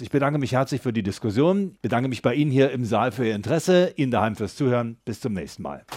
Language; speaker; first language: German; native; German